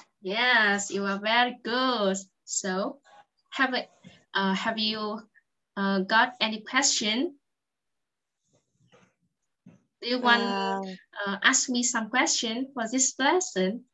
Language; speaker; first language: English; non-native, fluent; Vietnamese